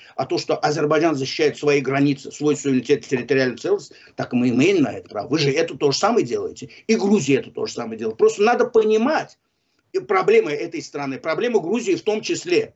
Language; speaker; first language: Russian; non-native, local second language; Azerbaijani